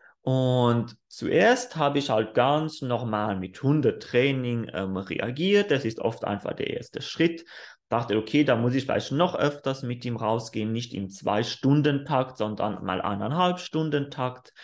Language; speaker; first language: German; non-native, fluent; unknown